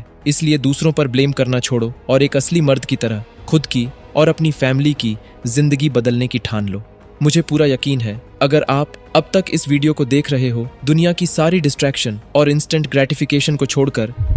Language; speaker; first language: Hindi; native; Hindi